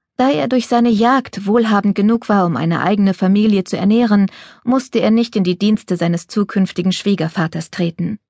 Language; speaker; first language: German; native; German